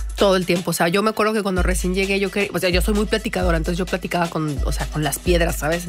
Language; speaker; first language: Spanish; native; Spanish